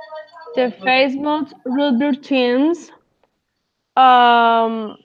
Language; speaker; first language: English; non-native, learner; Spanish